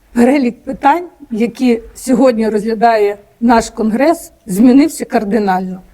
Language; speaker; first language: Ukrainian; native; Ukrainian